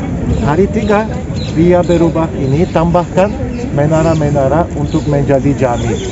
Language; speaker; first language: Indonesian; non-native, learner; Turkish